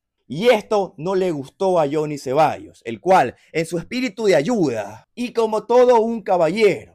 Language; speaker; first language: Spanish; native; Spanish